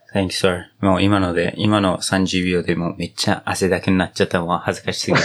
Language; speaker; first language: Japanese; non-native, fluent; English